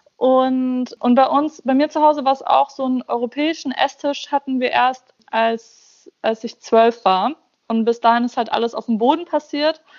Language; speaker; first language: German; early bilingual, other home language; Persian